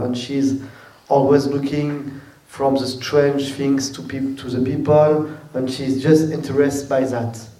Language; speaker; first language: English; non-native, learner; French